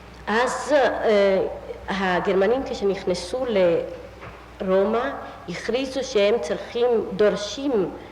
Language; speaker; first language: Hebrew; non-native, fluent; Italian